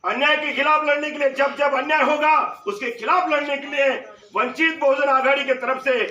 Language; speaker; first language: Hindi; non-native, local second language; Marathi